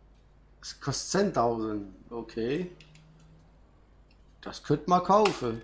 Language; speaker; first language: German; non-native, fluent; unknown